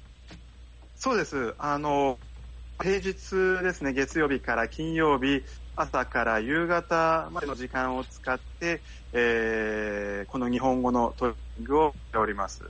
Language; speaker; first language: Japanese; native; Japanese